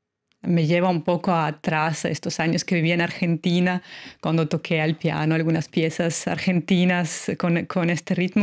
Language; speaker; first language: Spanish; non-native, fluent; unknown